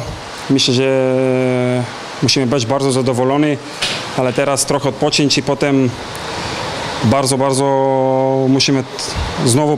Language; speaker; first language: Polish; non-native, learner; Bulgarian